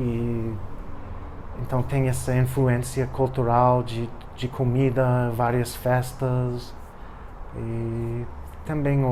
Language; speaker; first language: Portuguese; non-native, fluent; English